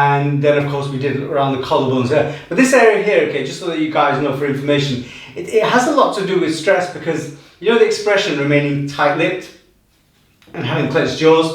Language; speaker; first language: English; native; English